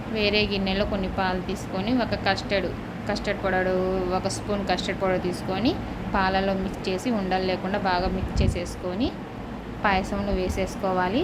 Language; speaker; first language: Telugu; non-native, local second language; Urdu